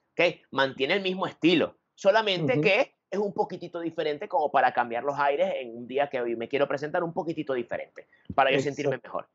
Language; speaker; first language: Spanish; native; Spanish